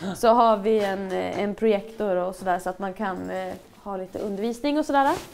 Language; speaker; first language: Swedish; native; Swedish